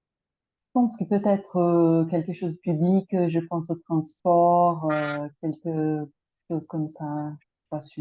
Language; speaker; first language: French; non-native, fluent; Portuguese